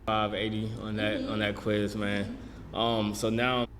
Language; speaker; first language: English; native; English